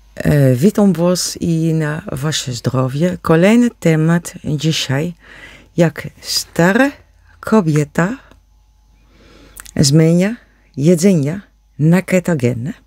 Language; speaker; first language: Polish; non-native, learner; Dutch